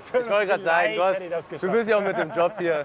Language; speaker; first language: German; native; German